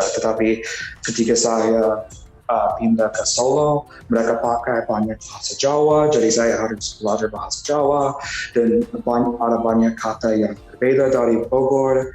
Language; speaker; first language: Indonesian; non-native, fluent; English